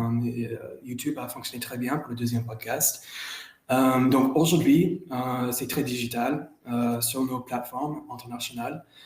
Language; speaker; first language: French; non-native, fluent; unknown